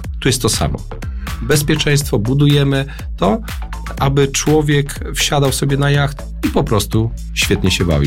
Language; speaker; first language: Polish; native; Polish